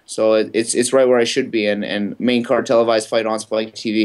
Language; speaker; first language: English; native; English